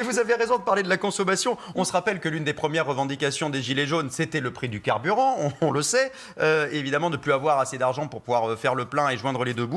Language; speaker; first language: French; native; French